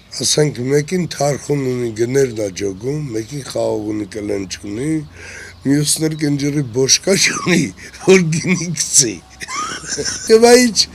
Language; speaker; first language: Armenian; native; Armenian